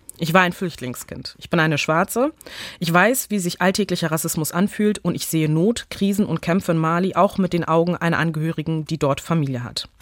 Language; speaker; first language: German; early bilingual, other home language; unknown